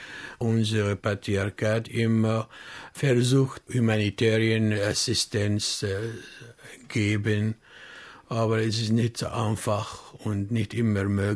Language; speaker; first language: German; non-native, fluent; Arabic